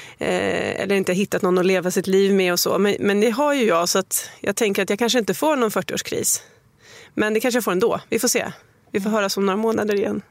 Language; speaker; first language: Swedish; native; Swedish